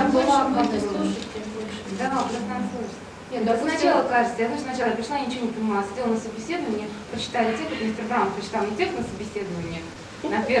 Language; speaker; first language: Russian; native; Russian